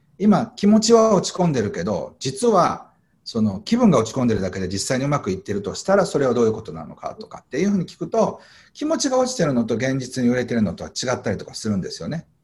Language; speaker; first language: Japanese; native; Japanese